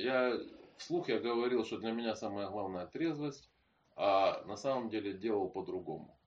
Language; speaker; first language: Polish; non-native, learner; Russian